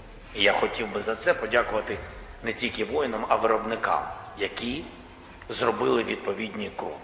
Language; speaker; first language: Ukrainian; non-native, local second language; Russian